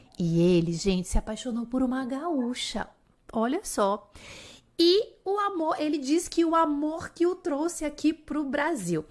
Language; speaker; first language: Portuguese; native; Portuguese